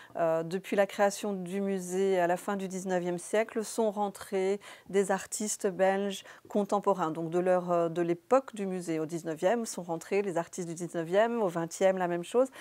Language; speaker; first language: French; native; French